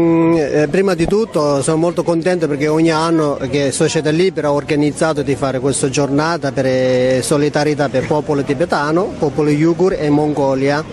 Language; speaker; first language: Italian; non-native, fluent; Tibetan